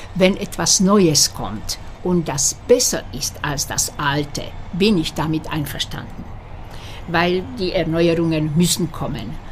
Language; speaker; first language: German; non-native, fluent; Slovak